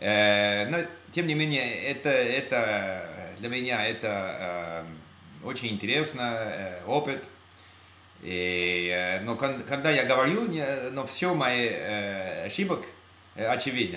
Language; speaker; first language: Russian; non-native, learner; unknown